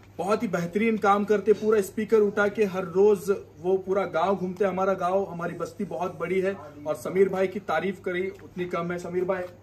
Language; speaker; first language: Hindi; non-native, local second language; Konkani